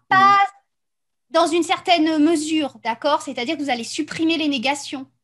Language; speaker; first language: French; native; French